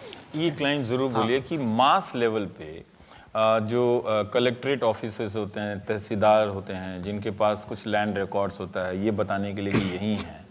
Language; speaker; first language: Hindi; native; Hindi